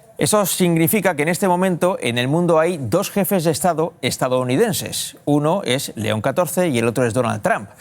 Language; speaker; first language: Spanish; native; Spanish